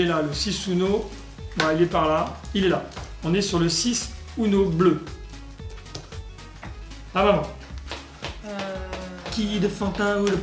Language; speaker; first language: French; native; French